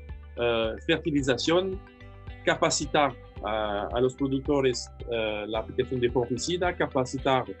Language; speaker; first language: Spanish; non-native, fluent; French